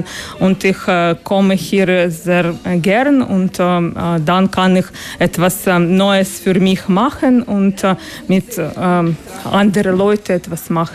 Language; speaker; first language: German; non-native, learner; Ukrainian